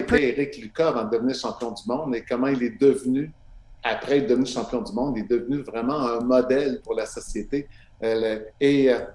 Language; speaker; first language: French; native; French